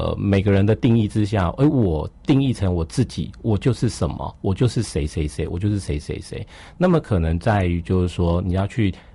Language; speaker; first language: Chinese; native; Chinese